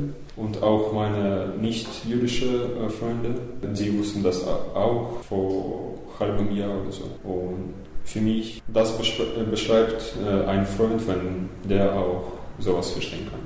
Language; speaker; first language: German; early bilingual, other home language; Russian